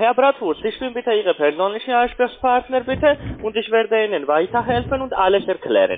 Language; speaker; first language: German; non-native, learner; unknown